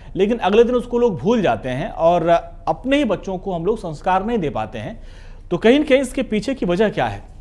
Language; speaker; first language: Hindi; native; Hindi